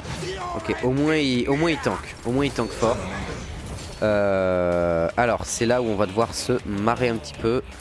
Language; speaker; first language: French; native; French